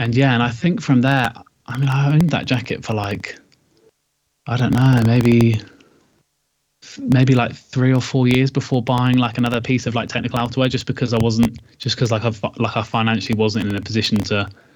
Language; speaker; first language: English; native; English